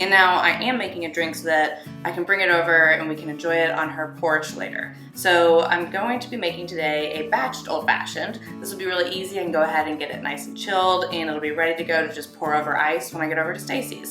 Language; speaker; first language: English; native; English